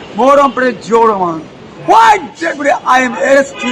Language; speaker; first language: English; non-native, local second language; Bangla